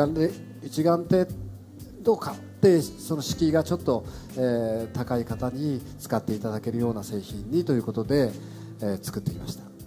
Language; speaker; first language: Japanese; native; Japanese